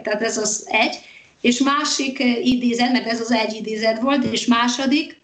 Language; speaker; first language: Hungarian; non-native, fluent; Polish